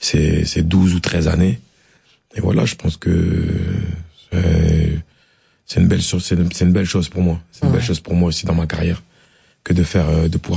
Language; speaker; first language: French; native; French